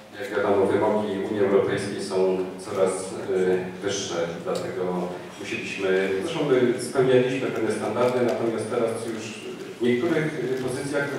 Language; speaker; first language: Polish; native; Polish